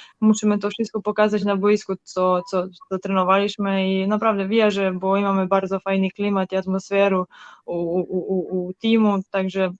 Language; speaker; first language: Polish; non-native, learner; Serbian